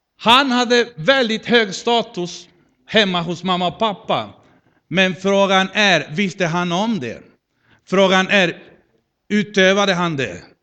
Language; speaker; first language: Swedish; non-native, fluent; Spanish